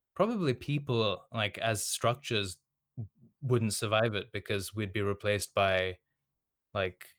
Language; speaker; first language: English; non-native, local second language; Serbian